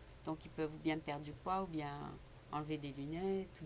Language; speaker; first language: French; native; French